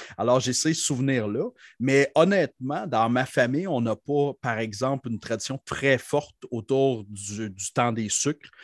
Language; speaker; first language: French; native; French